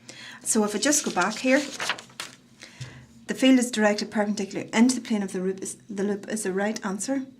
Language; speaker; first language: English; native; English